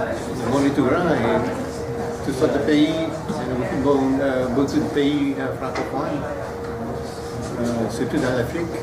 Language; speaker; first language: French; early bilingual, heritage; French